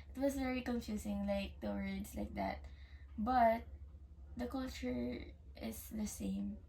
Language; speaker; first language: English; native; English